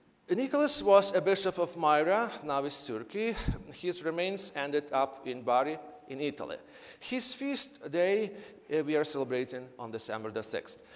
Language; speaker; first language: English; non-native, fluent; Ukrainian